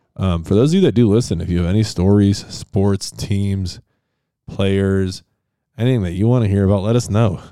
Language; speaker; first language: English; native; English